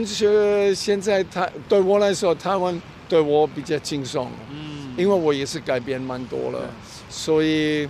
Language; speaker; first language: Chinese; non-native, learner; German